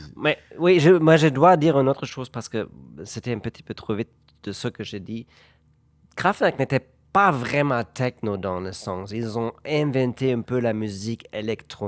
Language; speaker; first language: French; non-native, fluent; German